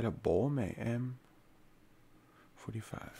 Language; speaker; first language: Vietnamese; non-native, learner; English